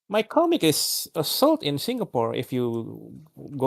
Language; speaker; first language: English; non-native, learner; Indonesian